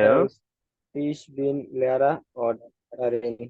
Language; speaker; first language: German; non-native, learner; Bangla